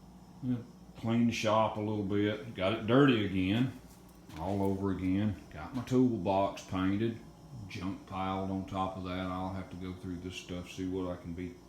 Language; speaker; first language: English; native; English